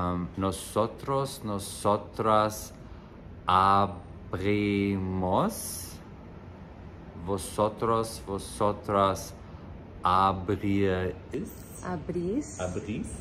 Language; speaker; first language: Spanish; non-native, learner; English